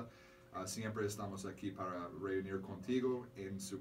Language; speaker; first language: Spanish; non-native, learner; English